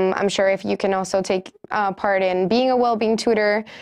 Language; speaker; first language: English; non-native, fluent; Spanish